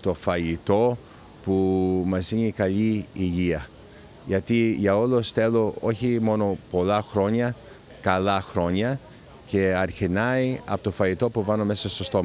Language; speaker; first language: Greek; early bilingual, heritage; English